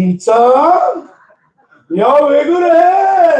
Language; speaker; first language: Korean; non-native, learner; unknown